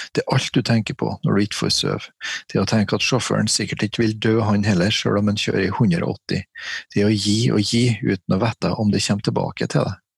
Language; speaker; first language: Norwegian; native; Norwegian